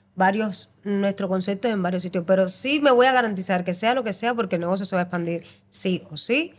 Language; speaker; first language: Spanish; native; Spanish